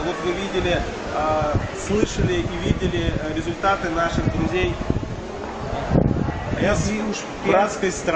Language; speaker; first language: Russian; native; Russian